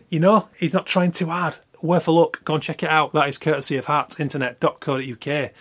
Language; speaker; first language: English; native; English